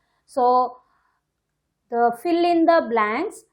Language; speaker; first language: English; non-native, local second language; Hindi